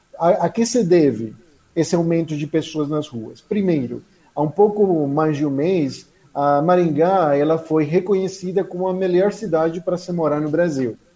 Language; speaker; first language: Portuguese; non-native, fluent; Spanish